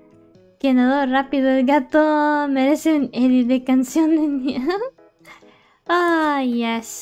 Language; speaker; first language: Spanish; non-native, learner; English